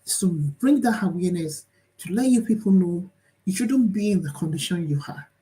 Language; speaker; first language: English; non-native, local second language; Yoruba